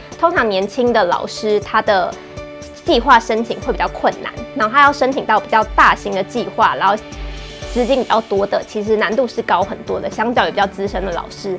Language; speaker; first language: Chinese; native; Chinese